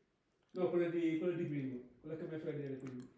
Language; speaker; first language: Italian; non-native, learner; Punjabi